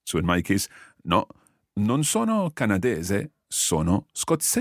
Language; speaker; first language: Italian; non-native, fluent; English